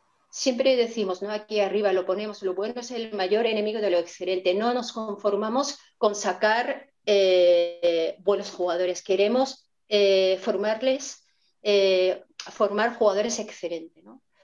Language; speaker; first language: Spanish; non-native, fluent; Japanese